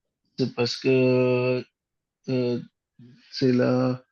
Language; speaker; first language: French; non-native, learner; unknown